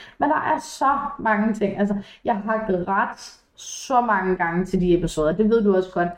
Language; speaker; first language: Danish; early bilingual, other home language; English